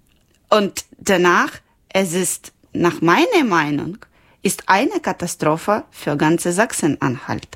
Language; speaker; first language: German; non-native, local second language; Ukrainian